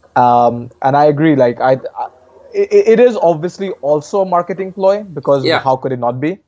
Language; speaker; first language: English; non-native, local second language; Hindi